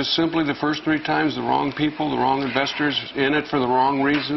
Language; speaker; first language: English; native; English